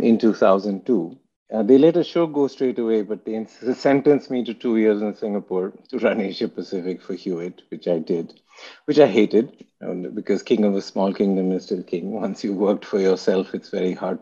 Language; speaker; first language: English; non-native, local second language; Hindi